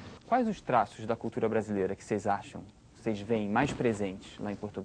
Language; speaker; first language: Portuguese; native; Portuguese